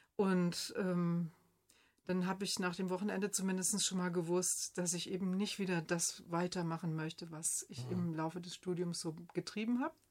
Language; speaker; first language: German; native; German